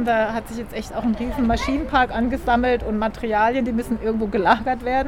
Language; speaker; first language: German; native; German